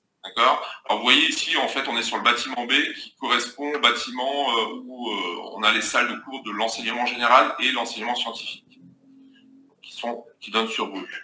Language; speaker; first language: French; native; French